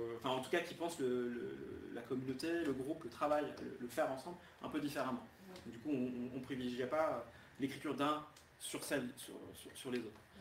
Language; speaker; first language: French; native; French